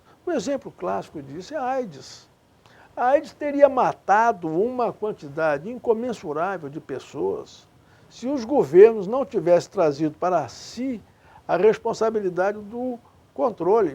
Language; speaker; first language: Portuguese; native; Portuguese